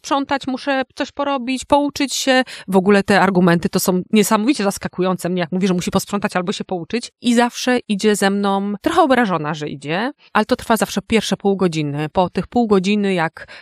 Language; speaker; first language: Polish; native; Polish